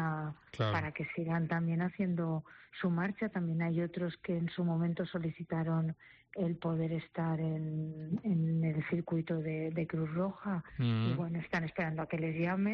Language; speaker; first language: Spanish; native; Spanish